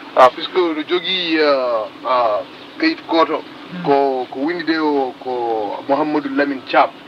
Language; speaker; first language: French; non-native, local second language; Wolof